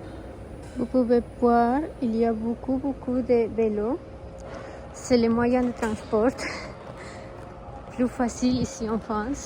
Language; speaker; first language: French; non-native, learner; Spanish